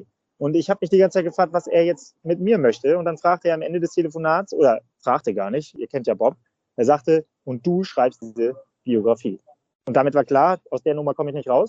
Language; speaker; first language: German; native; German